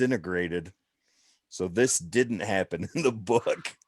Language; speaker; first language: English; native; English